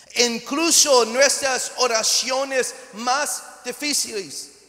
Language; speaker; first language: Spanish; non-native, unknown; English